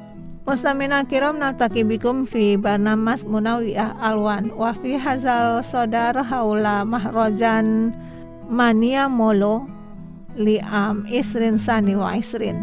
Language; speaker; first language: Arabic; non-native, fluent; Indonesian